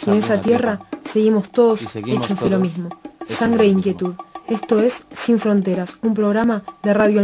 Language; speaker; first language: Spanish; native; Spanish